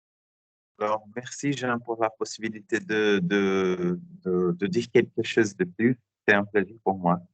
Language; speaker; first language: French; non-native, learner; Portuguese